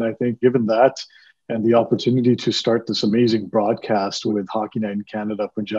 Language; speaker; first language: English; early bilingual, other home language; Punjabi